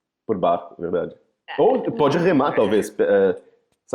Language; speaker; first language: Portuguese; native; Portuguese